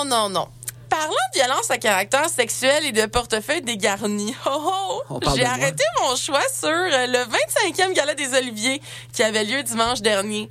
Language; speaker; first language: French; native; French